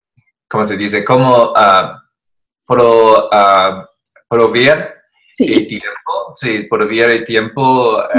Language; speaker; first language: Spanish; non-native, learner; Chinese